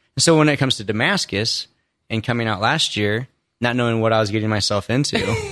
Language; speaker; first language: English; native; English